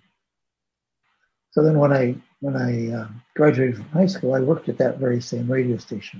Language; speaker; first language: English; native; English